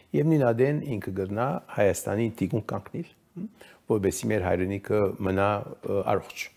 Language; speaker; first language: Armenian; early bilingual, heritage; Armenian